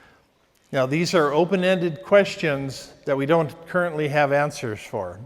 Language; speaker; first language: English; native; English